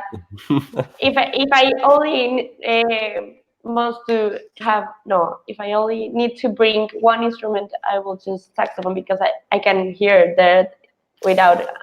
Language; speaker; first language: English; non-native, fluent; Spanish